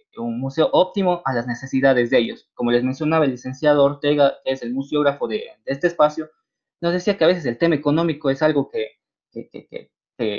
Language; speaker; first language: Spanish; native; Spanish